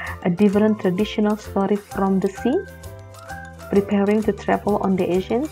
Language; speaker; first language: English; non-native, fluent; Indonesian